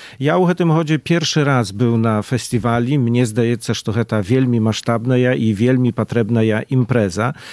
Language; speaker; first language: Belarusian; native; Belarusian